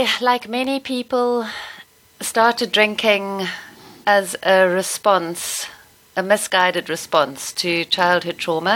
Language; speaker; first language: English; native; English